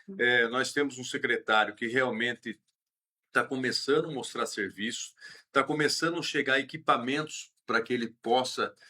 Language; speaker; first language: Portuguese; native; Portuguese